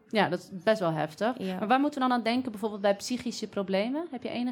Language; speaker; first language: Dutch; native; Dutch